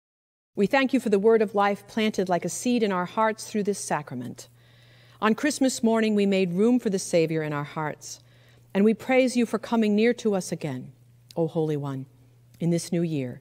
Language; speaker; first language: English; native; English